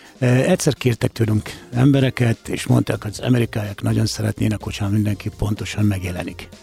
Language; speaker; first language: Hungarian; non-native, fluent; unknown